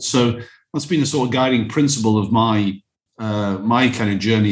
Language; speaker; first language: English; native; English